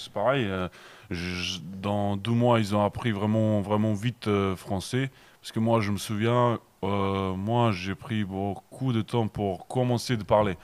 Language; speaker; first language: French; non-native, learner; Bosnian